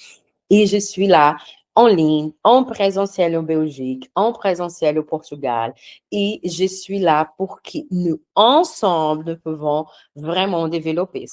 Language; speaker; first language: French; non-native, fluent; Portuguese